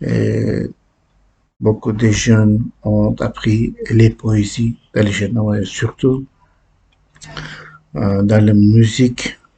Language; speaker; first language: French; non-native, learner; Uzbek